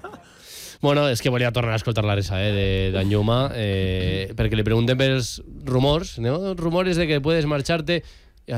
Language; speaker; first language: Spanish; non-native, local second language; Catalan